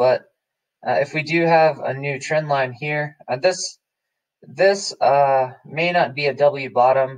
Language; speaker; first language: English; native; English